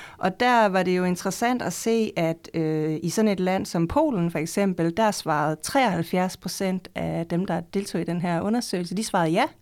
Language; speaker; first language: Danish; native; Danish